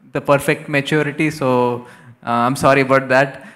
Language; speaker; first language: English; non-native, local second language; Telugu